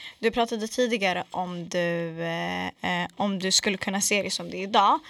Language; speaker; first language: Swedish; early bilingual, other home language; Arabic